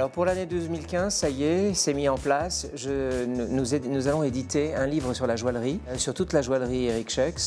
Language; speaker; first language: French; native; French